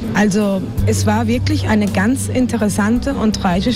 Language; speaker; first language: German; non-native, fluent; Spanish